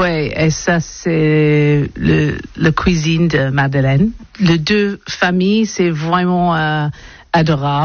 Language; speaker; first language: French; non-native, learner; English